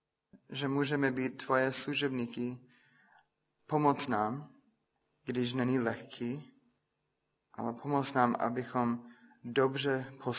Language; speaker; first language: Czech; non-native, fluent; English